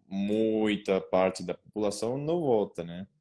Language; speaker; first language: Portuguese; non-native, learner; Spanish